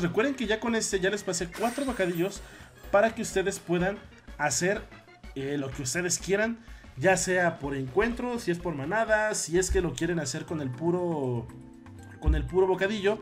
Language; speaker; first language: Spanish; native; Spanish